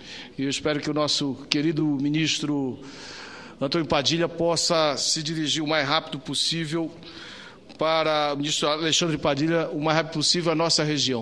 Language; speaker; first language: Portuguese; native; Portuguese